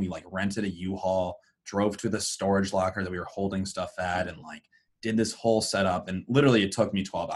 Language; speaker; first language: English; native; English